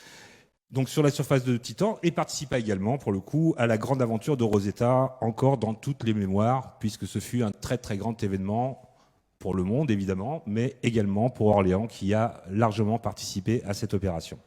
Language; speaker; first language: French; native; French